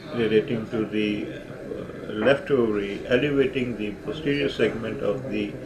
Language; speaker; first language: English; non-native, local second language; Punjabi